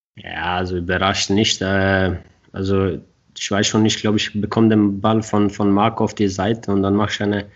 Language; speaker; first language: German; non-native, fluent; Swedish